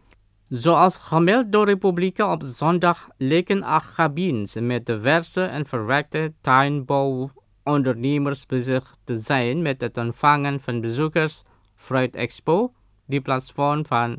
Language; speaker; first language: Dutch; non-native, fluent; Indonesian